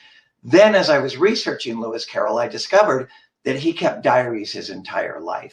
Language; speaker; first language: English; native; English